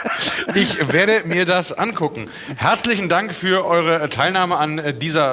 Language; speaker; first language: German; native; German